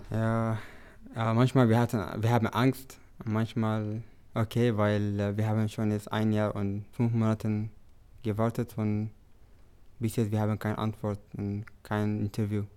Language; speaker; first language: German; non-native, learner; Tigrinya